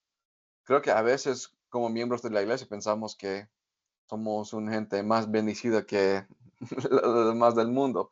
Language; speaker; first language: Spanish; non-native, fluent; English